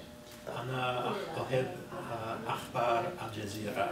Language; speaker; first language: Arabic; non-native, learner; English